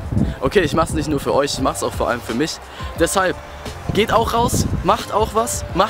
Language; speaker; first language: German; native; German